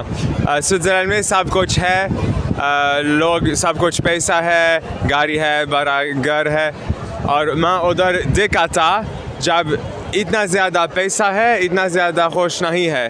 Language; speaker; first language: Hindi; non-native, learner; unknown